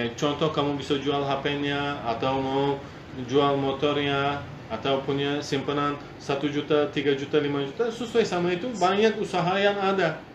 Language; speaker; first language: Indonesian; non-native, fluent; Turkish